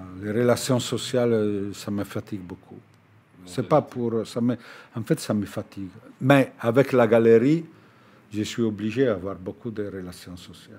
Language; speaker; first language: French; non-native, fluent; Italian